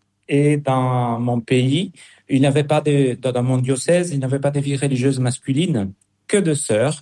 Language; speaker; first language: French; non-native, fluent; Spanish